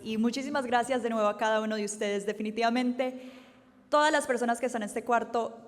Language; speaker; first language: Spanish; early bilingual, heritage; Spanish